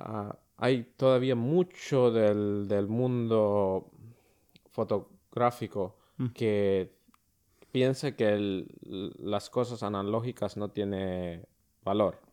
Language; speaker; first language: Spanish; early bilingual, other home language; Finnish